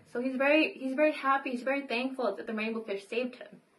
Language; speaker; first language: English; early bilingual, other home language; Vietnamese